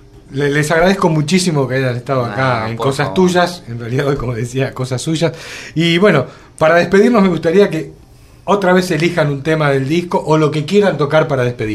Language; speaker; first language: Spanish; native; Spanish